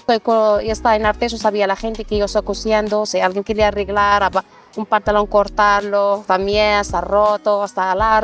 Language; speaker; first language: Spanish; non-native, learner; Arabic